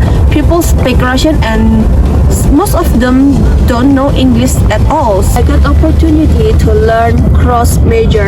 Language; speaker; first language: English; non-native, learner; Indonesian